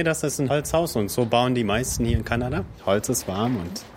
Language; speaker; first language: German; early bilingual, other home language; Russian